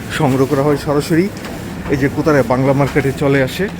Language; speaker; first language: Bangla; native; Bangla